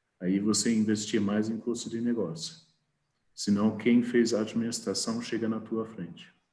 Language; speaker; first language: Portuguese; non-native, fluent; German